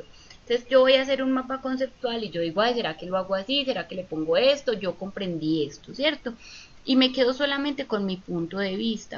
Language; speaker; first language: Spanish; native; Spanish